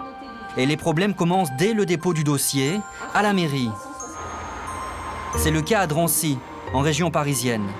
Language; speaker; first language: French; native; French